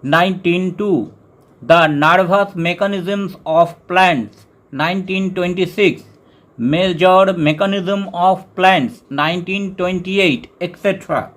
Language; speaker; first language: English; non-native, local second language; Bangla